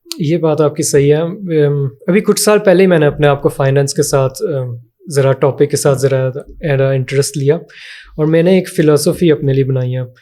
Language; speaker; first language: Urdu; native; Urdu